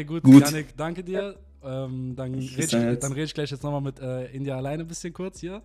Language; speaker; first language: German; native; German